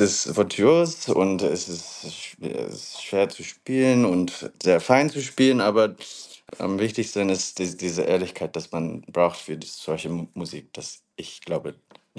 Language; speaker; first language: German; non-native, learner; English